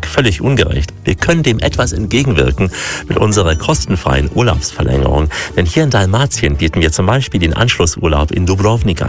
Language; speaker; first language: German; native; German